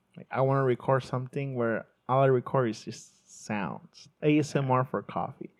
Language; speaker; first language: English; early bilingual, other home language; Spanish